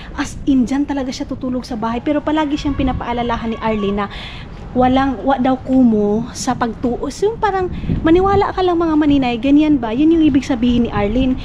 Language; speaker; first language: Filipino; non-native, local second language; Cebuano